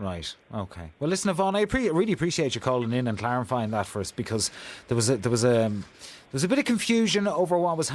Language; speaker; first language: English; native; English